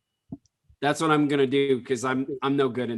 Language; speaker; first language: English; native; English